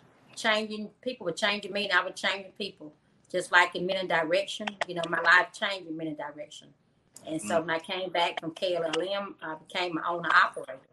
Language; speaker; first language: English; native; English